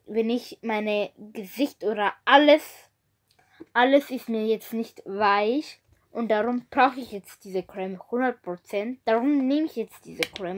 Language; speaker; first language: German; non-native, learner; Bulgarian